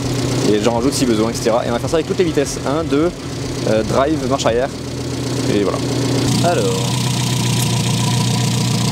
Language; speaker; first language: French; native; French